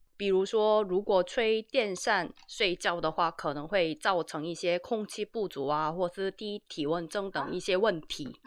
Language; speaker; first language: Chinese; non-native, fluent; Korean